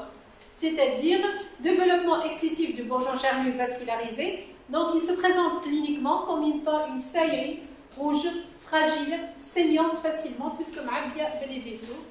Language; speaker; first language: French; non-native, local second language; Arabic